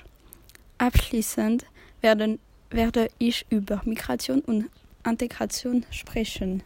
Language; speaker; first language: German; non-native, learner; French